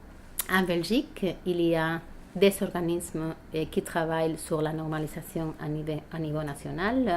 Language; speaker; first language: French; non-native, fluent; Spanish